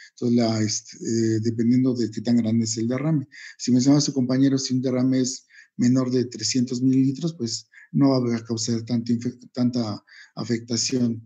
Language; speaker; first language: Spanish; native; Spanish